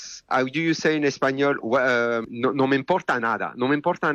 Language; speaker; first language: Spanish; non-native, learner; French